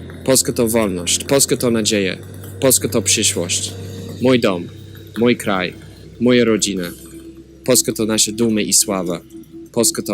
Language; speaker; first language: Polish; non-native, fluent; English